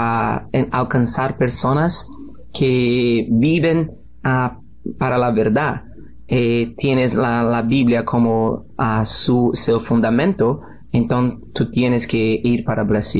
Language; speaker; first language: Spanish; non-native, learner; Portuguese